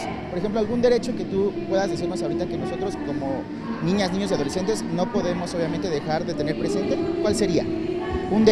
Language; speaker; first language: Spanish; native; Spanish